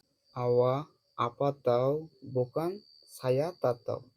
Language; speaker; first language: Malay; non-native, learner; Bangla